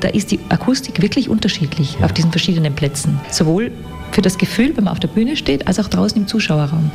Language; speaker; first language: German; native; German